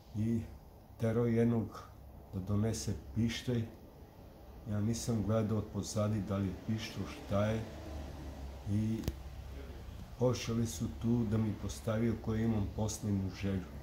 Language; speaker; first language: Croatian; non-native, local second language; Romany